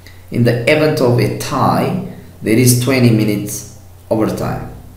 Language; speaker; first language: English; non-native, fluent; Amharic